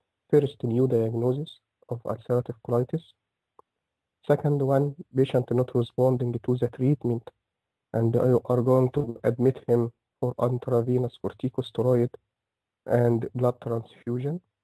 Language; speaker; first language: English; non-native, fluent; Arabic